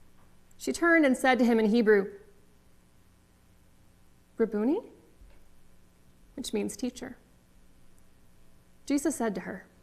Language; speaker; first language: English; native; English